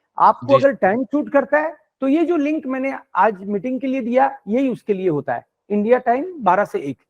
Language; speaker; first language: Hindi; native; Hindi